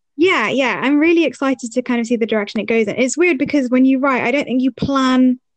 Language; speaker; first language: English; early bilingual, other home language; Arabic